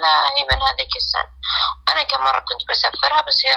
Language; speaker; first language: Arabic; native; Arabic